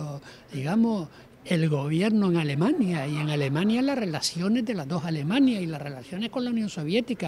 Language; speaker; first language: Spanish; native; Spanish